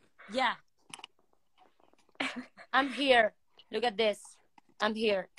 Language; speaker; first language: English; non-native, learner; Spanish